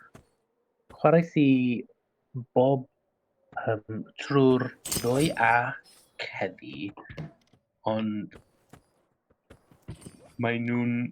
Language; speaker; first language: Welsh; non-native, learner; English